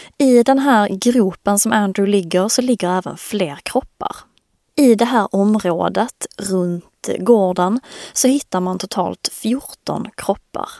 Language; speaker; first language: Swedish; native; Swedish